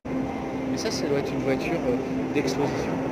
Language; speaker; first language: French; native; French